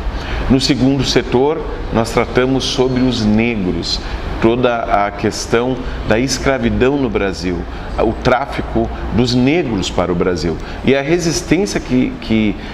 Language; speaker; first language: Portuguese; native; Portuguese